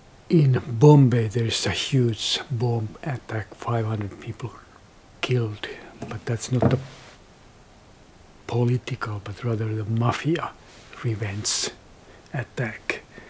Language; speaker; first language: English; non-native, fluent; Finnish